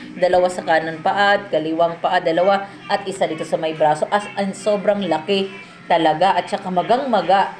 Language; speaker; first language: Filipino; non-native, local second language; Cebuano